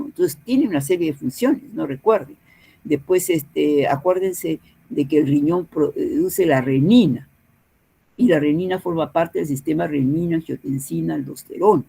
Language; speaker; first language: Spanish; native; Spanish